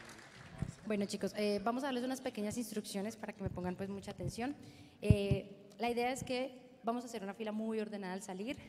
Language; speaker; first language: Spanish; native; Spanish